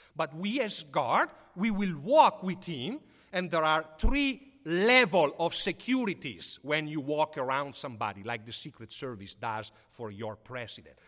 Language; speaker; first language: English; non-native, fluent; Italian